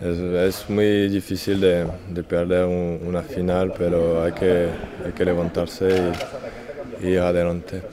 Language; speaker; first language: Spanish; non-native, fluent; French